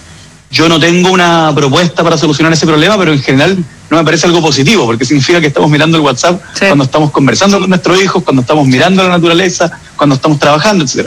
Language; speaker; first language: Spanish; native; Spanish